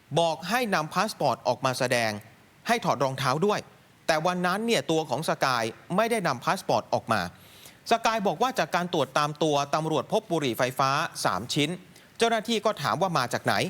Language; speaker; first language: Thai; native; Thai